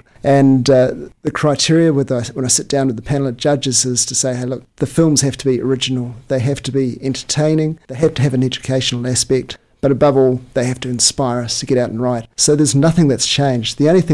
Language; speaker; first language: English; native; English